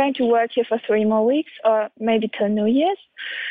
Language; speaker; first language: English; non-native, fluent; German